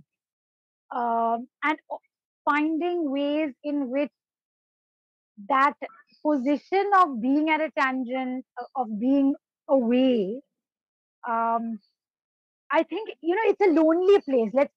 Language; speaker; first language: English; non-native, local second language; Bangla